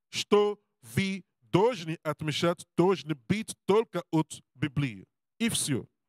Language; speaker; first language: Russian; non-native, learner; Serbian